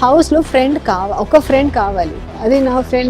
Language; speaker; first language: Telugu; non-native, learner; Hindi